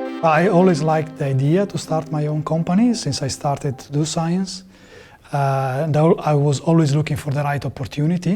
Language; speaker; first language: English; non-native, fluent; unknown